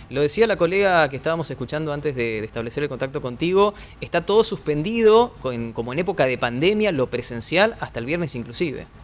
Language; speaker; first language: Spanish; native; Spanish